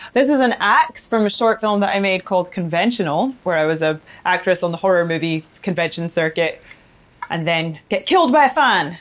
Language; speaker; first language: English; native; English